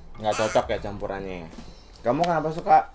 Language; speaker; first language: Indonesian; native; Indonesian